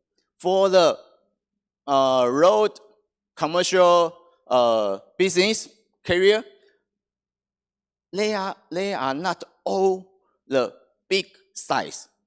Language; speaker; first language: English; non-native, fluent; Chinese